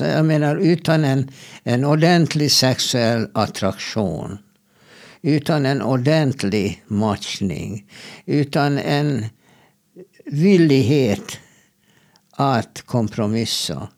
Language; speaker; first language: Swedish; non-native, fluent; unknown